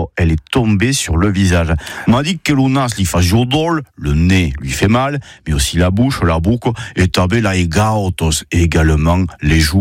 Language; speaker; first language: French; native; French